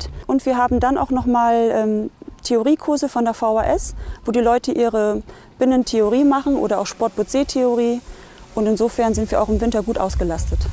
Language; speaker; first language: German; native; German